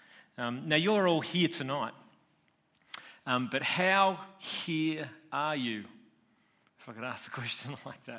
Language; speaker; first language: English; native; English